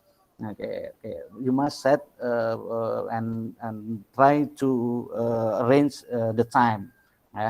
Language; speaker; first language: English; non-native, local second language; Indonesian